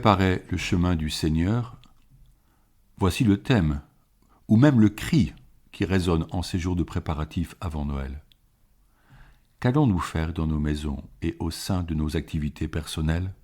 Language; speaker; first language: French; native; French